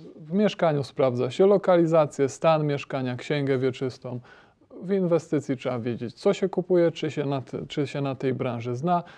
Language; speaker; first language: Polish; native; Polish